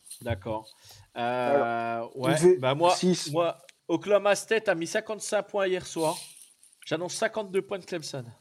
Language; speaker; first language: French; native; French